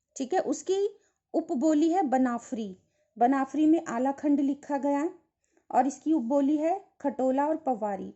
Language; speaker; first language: Hindi; native; Hindi